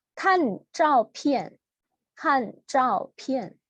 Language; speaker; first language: Chinese; non-native, fluent; Thai